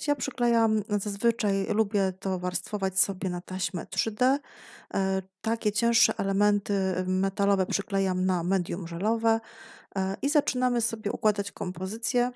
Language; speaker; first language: Polish; native; Polish